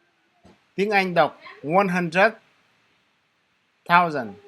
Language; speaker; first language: Vietnamese; non-native, local second language; Jarai